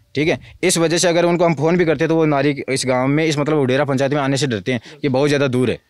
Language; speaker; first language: Hindi; native; Hindi